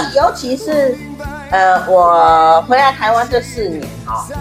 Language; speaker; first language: Chinese; native; Chinese